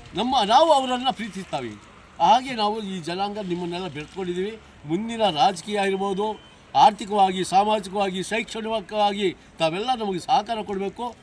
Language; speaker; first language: Kannada; non-native, local second language; Lambadi